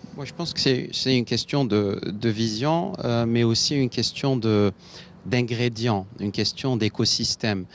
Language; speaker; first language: French; non-native, local second language; Arabic